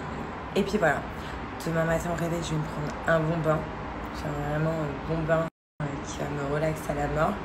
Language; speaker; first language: French; native; French